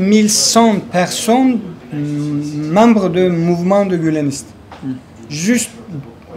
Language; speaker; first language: French; non-native, learner; Kurdish